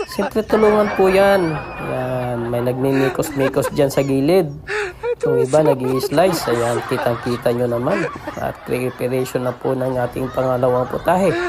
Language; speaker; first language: Filipino; non-native, local second language; Cebuano